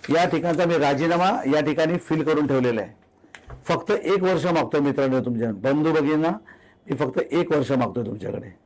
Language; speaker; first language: Marathi; native; Marathi